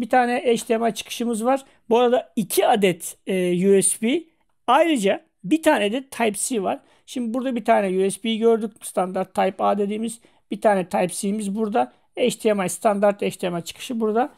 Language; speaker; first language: Turkish; native; Turkish